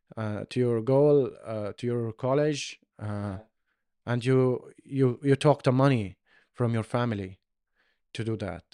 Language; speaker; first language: English; non-native, learner; Arabic